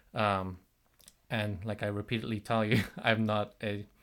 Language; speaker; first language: English; non-native, fluent; Korean